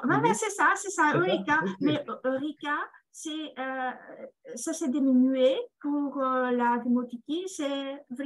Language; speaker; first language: French; non-native, fluent; Greek